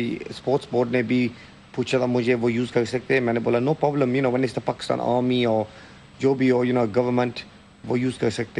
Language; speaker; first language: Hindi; early bilingual, heritage; Hindi